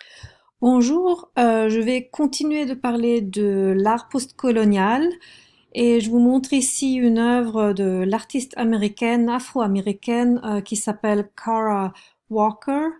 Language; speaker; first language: French; non-native, fluent; German